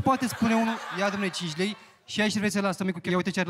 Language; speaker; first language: Romanian; native; Romanian